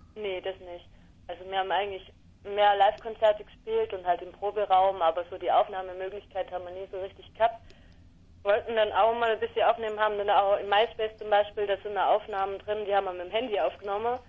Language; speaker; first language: German; native; German